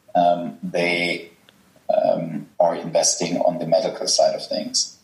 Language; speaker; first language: English; non-native, fluent; German